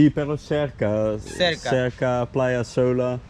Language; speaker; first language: Spanish; non-native, learner; Dutch